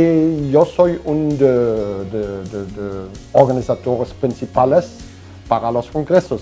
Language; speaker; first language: Spanish; non-native, learner; German